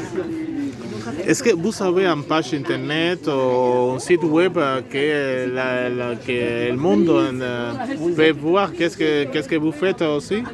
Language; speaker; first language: French; non-native, learner; Spanish